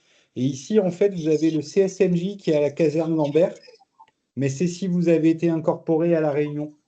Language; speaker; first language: French; native; French